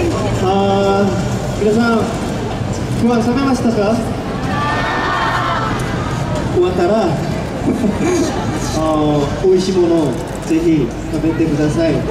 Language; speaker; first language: Japanese; non-native, learner; Korean